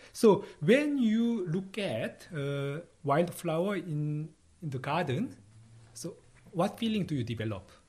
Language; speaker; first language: English; non-native, fluent; Korean